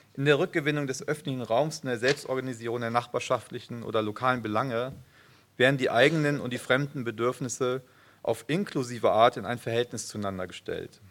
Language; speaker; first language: German; native; German